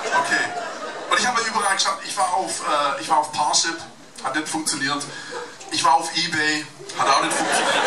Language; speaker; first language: German; native; German